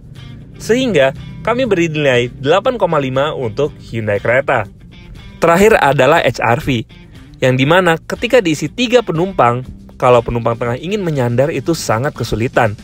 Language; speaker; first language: Indonesian; native; Indonesian